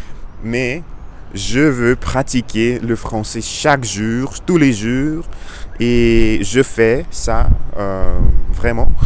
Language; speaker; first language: French; non-native, learner; Russian